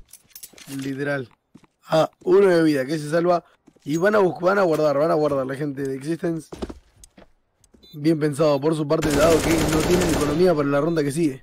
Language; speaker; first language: Spanish; native; Spanish